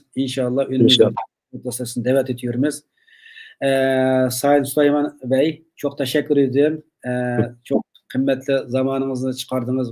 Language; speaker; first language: Turkish; non-native, learner; Uyghur